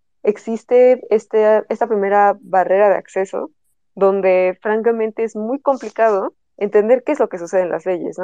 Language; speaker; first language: Spanish; native; Spanish